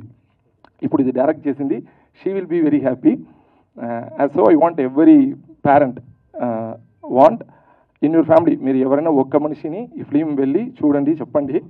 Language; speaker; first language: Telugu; early bilingual, heritage; Telugu